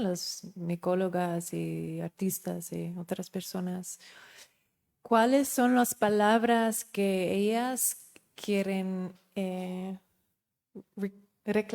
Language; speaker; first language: Spanish; non-native, fluent; Dutch